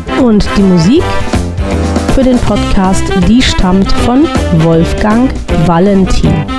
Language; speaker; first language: German; native; German